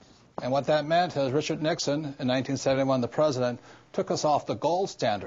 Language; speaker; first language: English; native; English